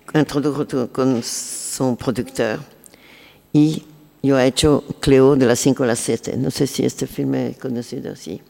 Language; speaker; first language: Spanish; non-native, learner; French